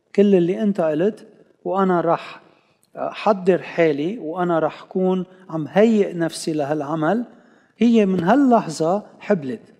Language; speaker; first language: Arabic; non-native, local second language; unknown